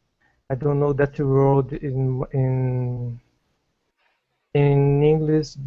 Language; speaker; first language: English; non-native, learner; Portuguese